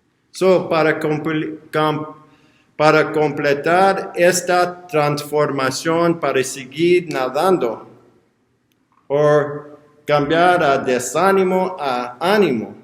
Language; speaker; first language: Spanish; non-native, learner; English